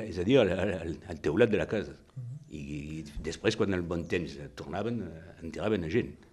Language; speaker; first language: Catalan; non-native, local second language; French